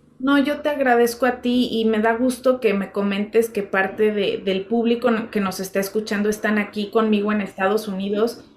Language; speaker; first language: Spanish; native; Spanish